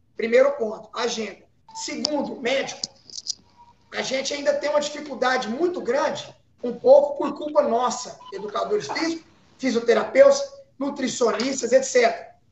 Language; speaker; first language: Portuguese; native; Portuguese